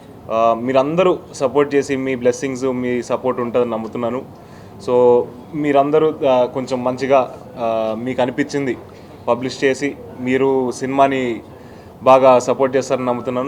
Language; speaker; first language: Telugu; native; Telugu